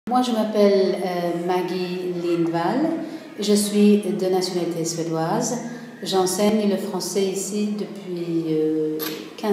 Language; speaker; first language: French; non-native, fluent; Swedish